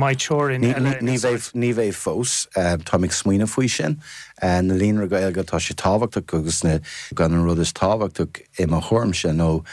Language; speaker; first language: Irish; non-native, fluent; English